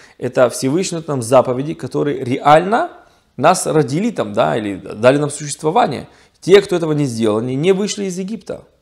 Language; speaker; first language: Russian; early bilingual, heritage; Russian